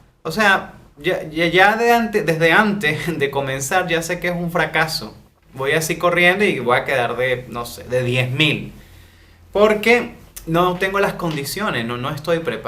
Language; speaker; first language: Spanish; native; Spanish